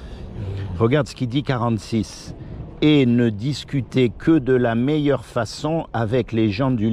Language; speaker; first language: French; native; French